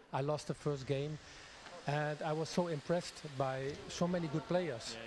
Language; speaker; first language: English; non-native, fluent; Dutch